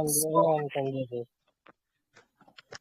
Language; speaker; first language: English; non-native, learner; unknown